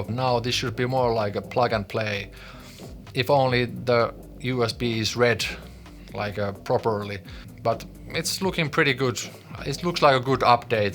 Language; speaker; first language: English; non-native, fluent; Finnish